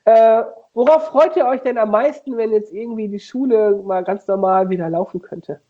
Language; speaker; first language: German; native; German